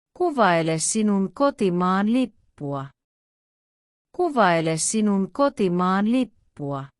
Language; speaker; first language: Finnish; non-native, learner; Vietnamese